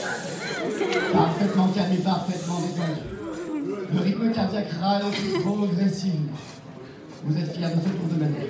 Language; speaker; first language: French; native; French